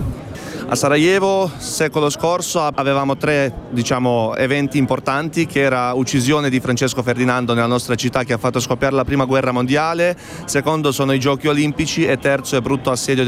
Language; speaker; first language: Italian; non-native, fluent; Bosnian